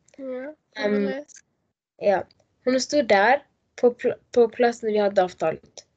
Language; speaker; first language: Norwegian; non-native, learner; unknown